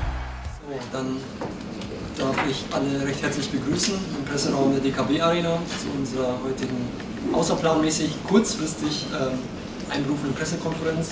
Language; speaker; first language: German; native; German